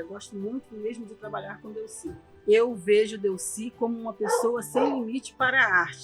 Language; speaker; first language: Portuguese; native; Portuguese